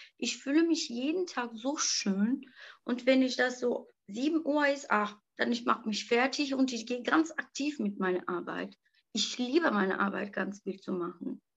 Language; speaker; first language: German; non-native, learner; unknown